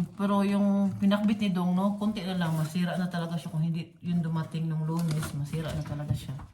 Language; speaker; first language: Filipino; non-native, local second language; Cebuano